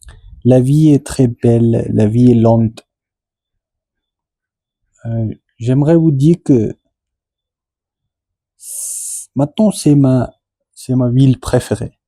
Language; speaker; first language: French; non-native, learner; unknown